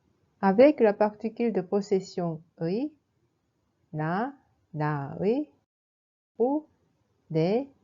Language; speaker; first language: French; non-native, fluent; Korean